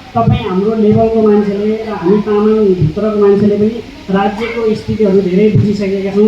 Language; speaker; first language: Nepali; non-native, local second language; Eastern Tamang